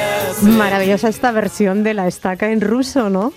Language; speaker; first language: Spanish; native; Spanish